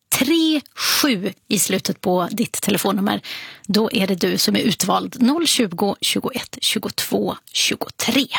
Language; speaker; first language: Swedish; native; Swedish